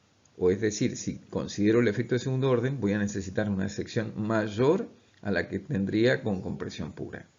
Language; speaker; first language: Spanish; native; Spanish